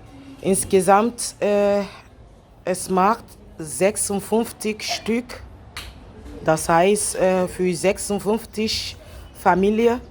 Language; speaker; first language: German; non-native, fluent; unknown